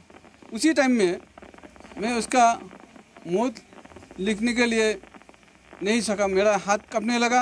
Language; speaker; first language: Hindi; non-native, local second language; Assamese